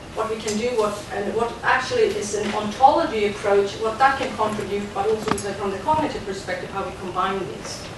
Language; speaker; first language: English; non-native, fluent; Swedish